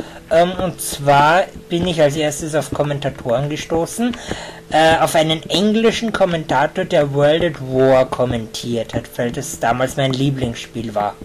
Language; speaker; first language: German; native; German